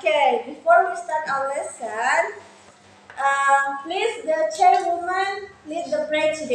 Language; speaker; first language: English; non-native, learner; Indonesian